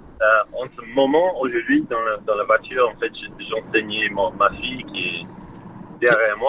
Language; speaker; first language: French; non-native, learner; English